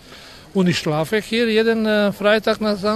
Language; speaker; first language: German; non-native, fluent; Croatian